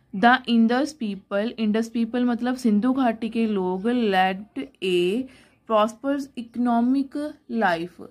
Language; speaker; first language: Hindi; non-native, local second language; Punjabi